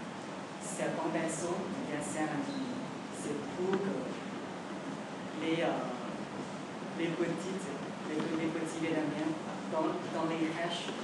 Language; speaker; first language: French; non-native, learner; Vietnamese